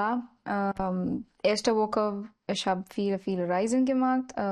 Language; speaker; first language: German; non-native, learner; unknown